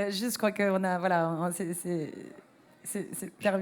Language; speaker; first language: French; native; French